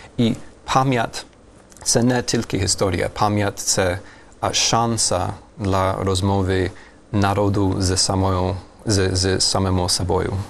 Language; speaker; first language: Ukrainian; non-native, fluent; English